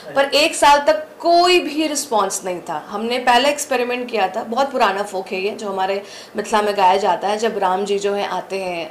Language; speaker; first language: Hindi; native; Hindi